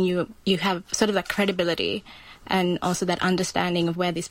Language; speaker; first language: English; non-native, local second language; Sinhala